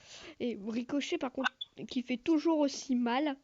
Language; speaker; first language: French; native; French